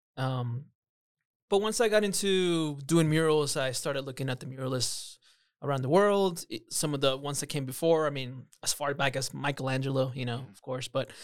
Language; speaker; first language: English; early bilingual, other home language; Spanish